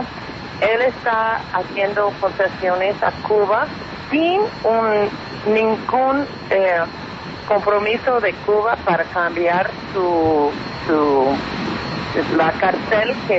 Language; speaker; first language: Spanish; non-native, fluent; English